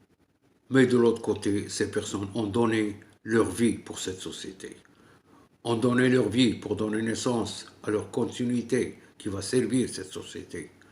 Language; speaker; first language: French; non-native, local second language; Arabic